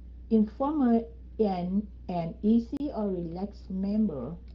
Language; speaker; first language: English; non-native, fluent; Vietnamese